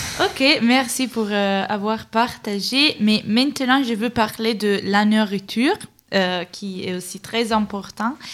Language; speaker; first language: French; non-native, fluent; Italian